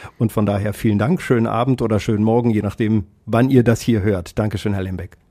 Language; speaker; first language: German; native; German